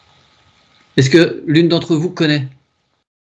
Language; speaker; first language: French; native; French